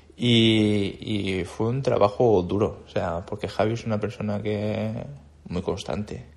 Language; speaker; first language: Spanish; native; Spanish